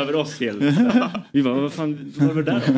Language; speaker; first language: Swedish; native; Swedish